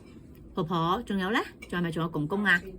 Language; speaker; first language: Cantonese; native; Cantonese